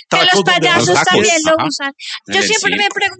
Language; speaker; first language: Spanish; native; Spanish